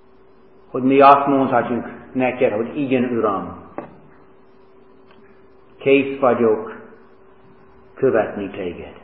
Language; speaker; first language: Hungarian; non-native, fluent; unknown